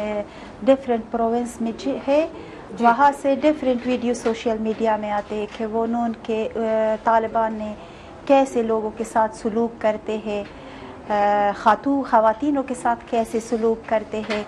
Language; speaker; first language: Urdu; non-native, learner; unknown